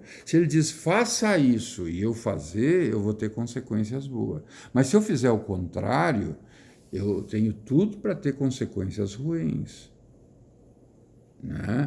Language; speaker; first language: Portuguese; native; Portuguese